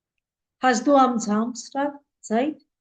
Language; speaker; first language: German; non-native, fluent; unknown